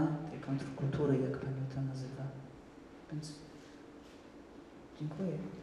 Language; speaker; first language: Polish; non-native, fluent; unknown